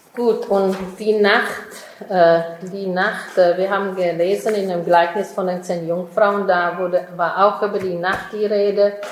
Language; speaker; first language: German; non-native, fluent; Czech